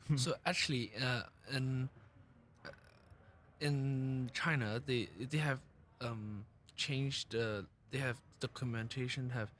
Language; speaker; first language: English; non-native, local second language; Cantonese